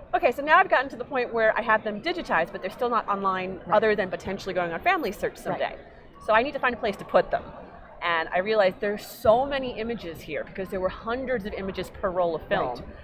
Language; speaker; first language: English; native; English